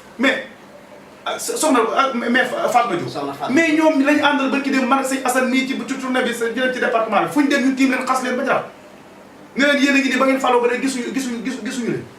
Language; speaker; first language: Wolof; native; Wolof